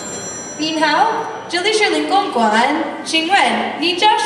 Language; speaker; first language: Chinese; non-native, learner; English